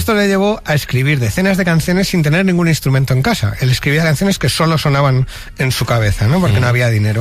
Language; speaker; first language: Spanish; native; Spanish